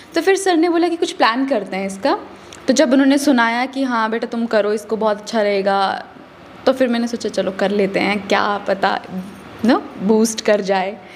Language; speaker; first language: Hindi; native; Hindi